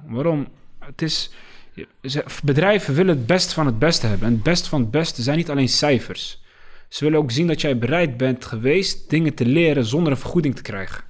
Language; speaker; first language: Dutch; early bilingual, other home language; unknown